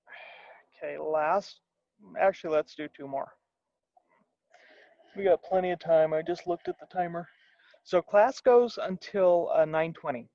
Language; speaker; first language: English; native; English